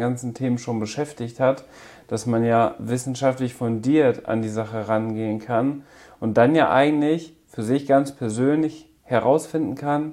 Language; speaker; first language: German; native; German